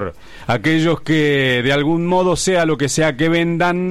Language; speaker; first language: Spanish; native; Spanish